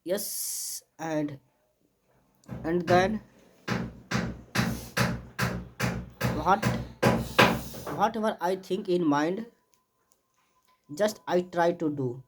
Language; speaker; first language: English; non-native, learner; Hindi